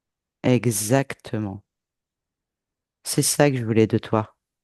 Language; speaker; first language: French; native; French